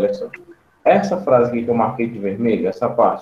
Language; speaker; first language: Portuguese; native; Portuguese